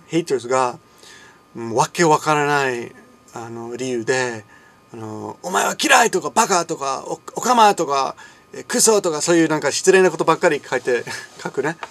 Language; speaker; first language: Japanese; non-native, fluent; English